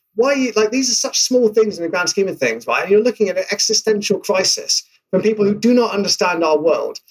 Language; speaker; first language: English; native; English